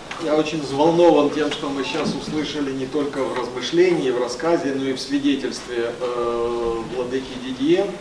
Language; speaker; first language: Russian; native; Russian